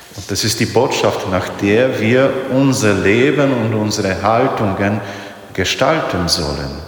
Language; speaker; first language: German; non-native, fluent; Polish